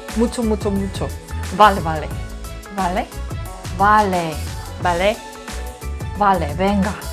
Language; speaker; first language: Spanish; non-native, learner; Korean